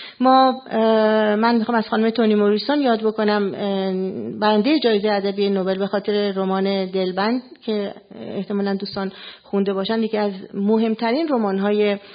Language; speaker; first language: Persian; native; Persian